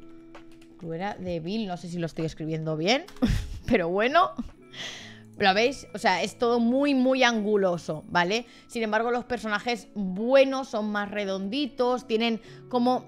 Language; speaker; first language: Spanish; native; Spanish